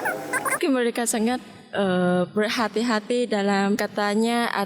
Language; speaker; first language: Indonesian; non-native, learner; Vietnamese